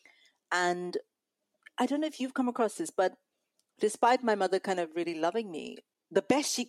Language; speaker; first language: English; non-native, local second language; Malayalam